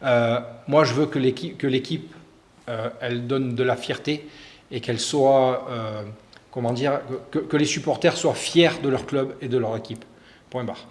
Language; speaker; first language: French; native; French